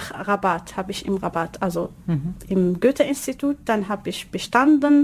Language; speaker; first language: German; non-native, learner; Arabic